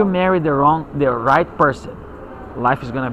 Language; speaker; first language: English; non-native, fluent; Portuguese